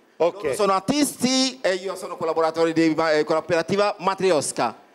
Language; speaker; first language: Italian; non-native, fluent; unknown